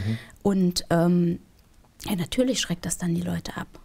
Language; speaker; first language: German; native; German